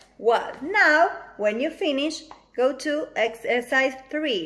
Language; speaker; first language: English; non-native, fluent; Spanish